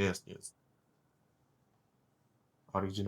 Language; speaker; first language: English; non-native, learner; Thai